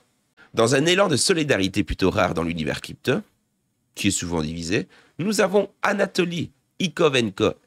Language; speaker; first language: French; native; French